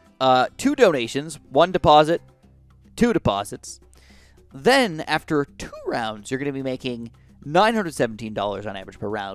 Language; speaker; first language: English; native; English